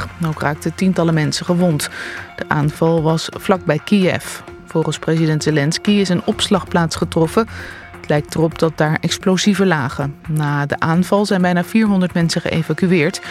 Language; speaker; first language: Dutch; native; Dutch